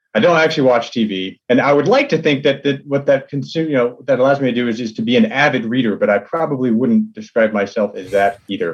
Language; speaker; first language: English; native; English